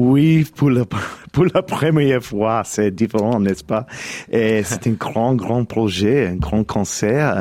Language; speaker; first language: French; non-native, learner; English